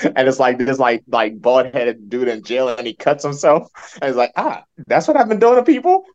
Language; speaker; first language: English; early bilingual, other home language; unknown